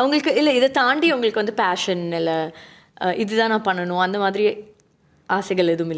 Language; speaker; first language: Tamil; native; Tamil